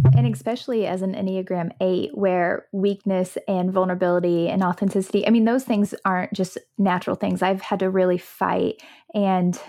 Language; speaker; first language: English; native; English